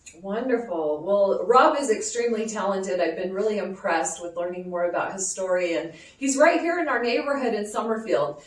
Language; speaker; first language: English; native; English